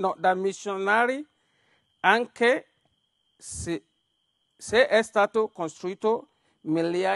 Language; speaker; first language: Italian; non-native, learner; Yoruba